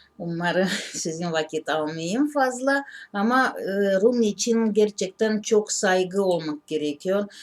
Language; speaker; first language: Turkish; non-native, learner; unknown